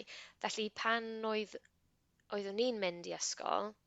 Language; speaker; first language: Welsh; non-native, local second language; English